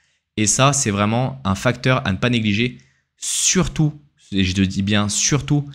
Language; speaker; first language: French; native; French